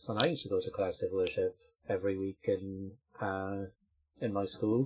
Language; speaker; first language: English; native; English